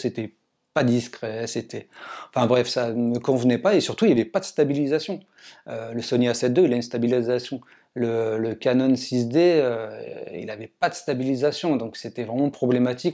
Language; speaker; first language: French; native; French